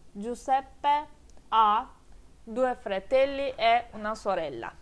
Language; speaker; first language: Italian; non-native, fluent; Turkish